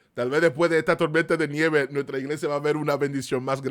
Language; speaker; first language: Spanish; early bilingual, heritage; Spanish